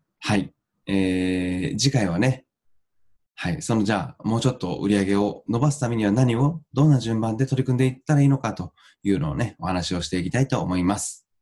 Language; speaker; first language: Japanese; native; Japanese